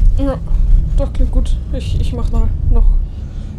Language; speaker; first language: German; native; German